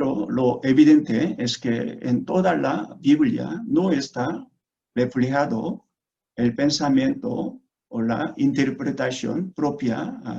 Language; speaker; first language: Spanish; non-native, fluent; Korean